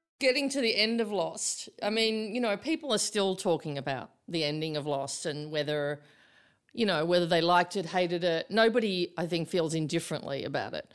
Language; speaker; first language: English; native; English